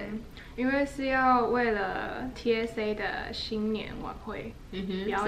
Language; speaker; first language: Chinese; early bilingual, heritage; Chinese